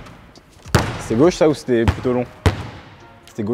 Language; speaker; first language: French; native; French